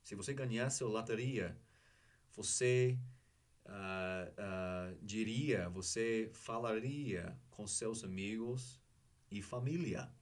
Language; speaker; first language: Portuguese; non-native, learner; English